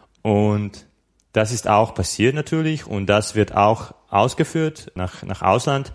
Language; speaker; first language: German; non-native, fluent; Slovak